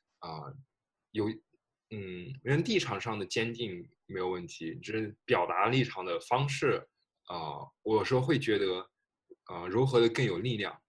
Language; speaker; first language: Chinese; native; Chinese